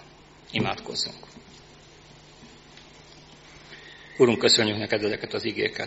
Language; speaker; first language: Hungarian; native; Hungarian